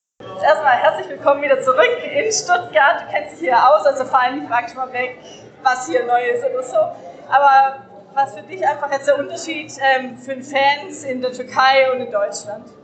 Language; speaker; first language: German; native; German